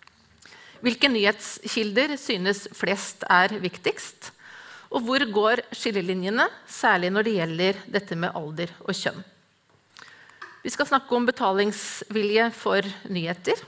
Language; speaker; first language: Norwegian; native; Norwegian